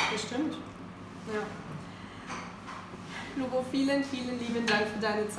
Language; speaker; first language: German; native; German